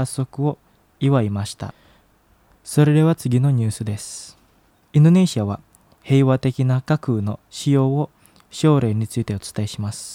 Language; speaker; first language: Japanese; non-native, fluent; Indonesian